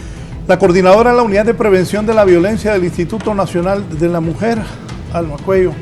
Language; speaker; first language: Spanish; native; Spanish